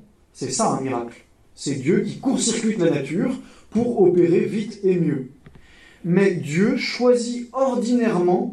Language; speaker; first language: French; native; French